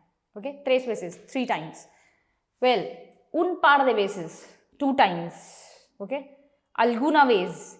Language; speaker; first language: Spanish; non-native, fluent; Hindi